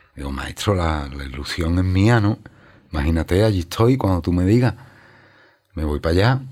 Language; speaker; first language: Spanish; native; Spanish